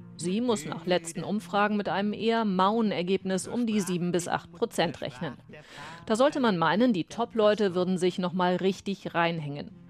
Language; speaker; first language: German; native; German